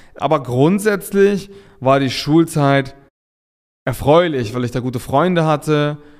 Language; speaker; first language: German; early bilingual, other home language; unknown